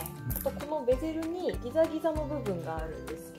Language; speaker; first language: Japanese; native; Japanese